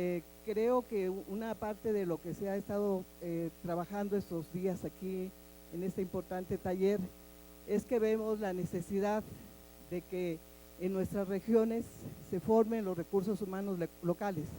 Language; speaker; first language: Spanish; native; Spanish